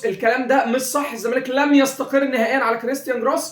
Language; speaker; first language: Arabic; native; Arabic